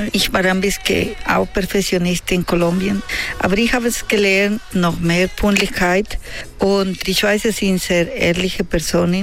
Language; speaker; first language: German; non-native, fluent; Spanish